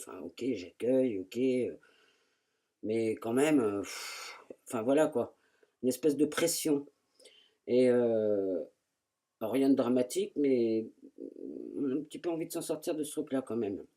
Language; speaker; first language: French; native; French